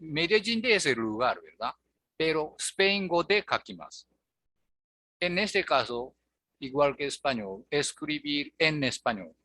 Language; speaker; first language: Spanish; non-native, fluent; Japanese